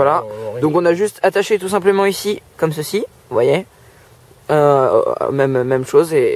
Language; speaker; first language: French; native; French